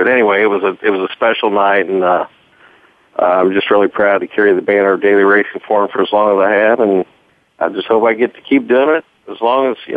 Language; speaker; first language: English; native; English